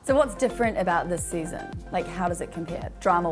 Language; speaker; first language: English; native; English